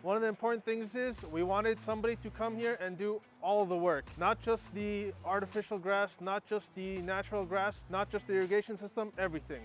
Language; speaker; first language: English; native; English